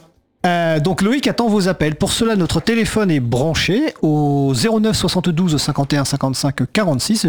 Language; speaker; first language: French; native; French